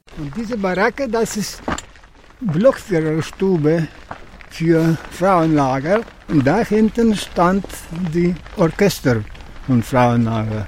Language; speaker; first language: German; non-native, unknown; Polish